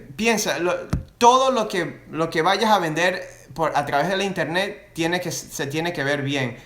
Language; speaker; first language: Spanish; early bilingual, other home language; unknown